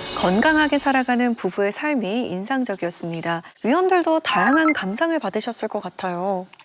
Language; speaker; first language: Korean; native; Korean